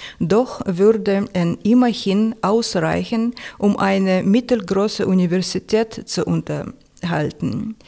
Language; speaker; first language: German; non-native, fluent; Russian